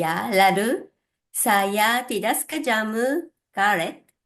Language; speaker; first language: Indonesian; non-native, learner; Japanese